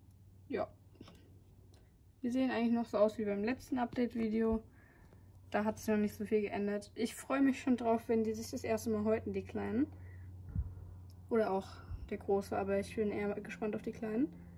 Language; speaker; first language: German; native; German